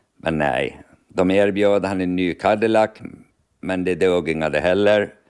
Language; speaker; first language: Swedish; native; Swedish